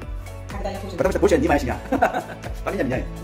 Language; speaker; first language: Russian; non-native, learner; Korean